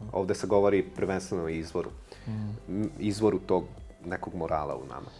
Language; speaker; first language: Serbian; non-native, local second language; Hungarian